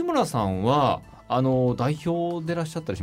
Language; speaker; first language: Japanese; native; Japanese